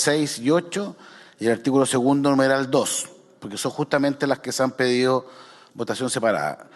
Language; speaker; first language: Spanish; native; Spanish